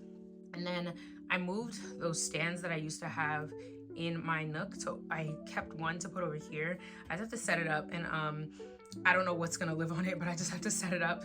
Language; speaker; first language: English; native; English